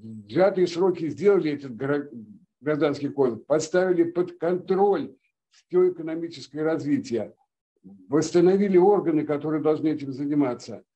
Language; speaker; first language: Russian; native; Russian